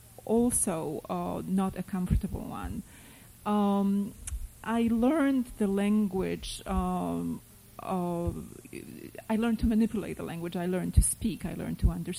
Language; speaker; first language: English; non-native, fluent; Polish